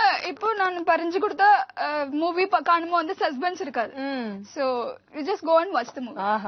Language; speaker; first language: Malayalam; non-native, learner; Tamil